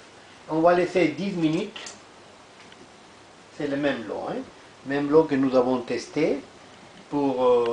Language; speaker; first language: French; non-native, learner; Italian